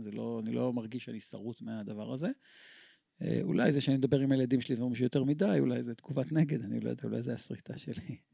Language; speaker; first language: Hebrew; native; Hebrew